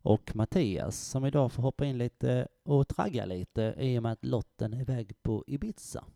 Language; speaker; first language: Swedish; native; Swedish